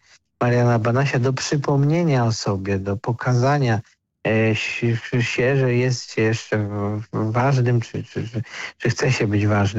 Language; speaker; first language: Polish; native; Polish